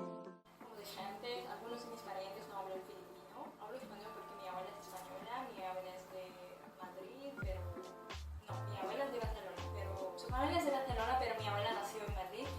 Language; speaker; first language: Spanish; early bilingual, heritage; Spanish